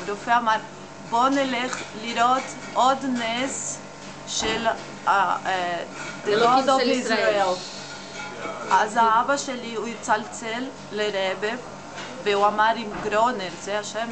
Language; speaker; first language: Hebrew; non-native, learner; English